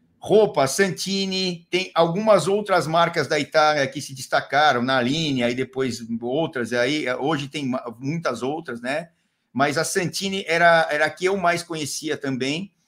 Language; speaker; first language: Portuguese; native; Portuguese